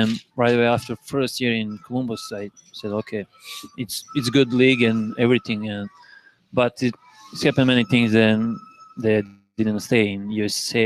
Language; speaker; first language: English; non-native, learner; Serbian